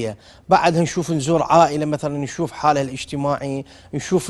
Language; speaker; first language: Arabic; native; Arabic